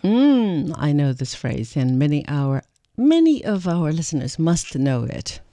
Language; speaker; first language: English; non-native, fluent; Chinese